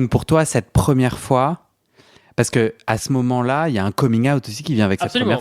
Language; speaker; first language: French; native; French